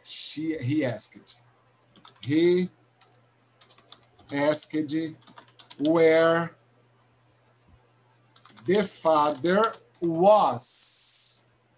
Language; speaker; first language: English; non-native, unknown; Portuguese